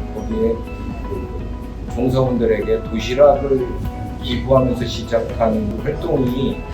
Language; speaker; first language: Korean; native; Korean